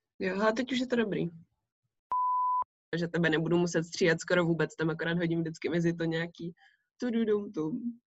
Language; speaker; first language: Czech; native; Czech